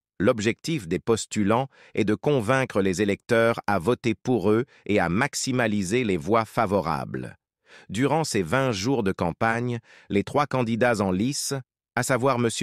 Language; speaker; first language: French; non-native, local second language; Arabic